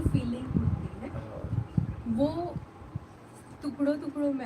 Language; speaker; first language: Hindi; native; Hindi